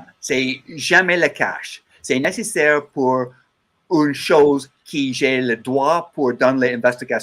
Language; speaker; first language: French; non-native, learner; English